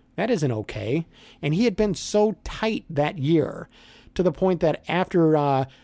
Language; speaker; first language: English; native; English